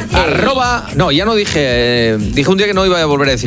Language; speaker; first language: Spanish; native; Spanish